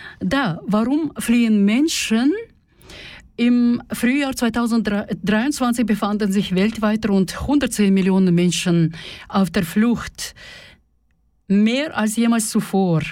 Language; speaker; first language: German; non-native, fluent; Russian